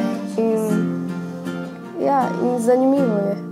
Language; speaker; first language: Slovenian; early bilingual, other home language; Portuguese